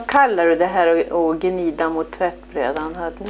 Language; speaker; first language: Swedish; native; Swedish